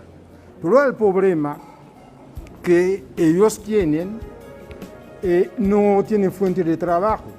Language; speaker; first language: Spanish; non-native, fluent; Haitian Creole